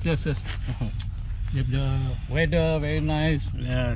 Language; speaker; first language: English; non-native, local second language; Malay